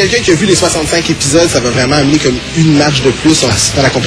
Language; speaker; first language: French; native; French